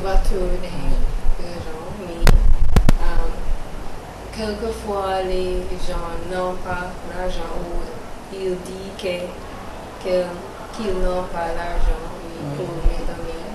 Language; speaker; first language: French; non-native, learner; English